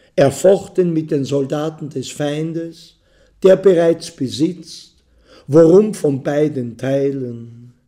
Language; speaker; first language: German; native; German